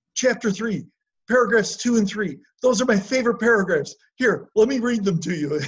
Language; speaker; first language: English; native; English